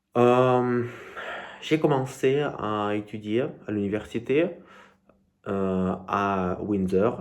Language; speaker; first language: French; non-native, learner; Russian